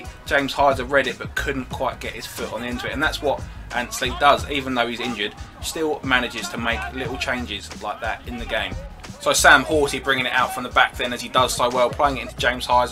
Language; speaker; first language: English; native; English